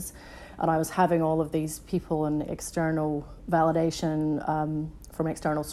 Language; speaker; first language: English; native; English